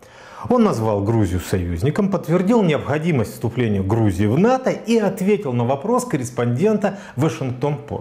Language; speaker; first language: Russian; native; Russian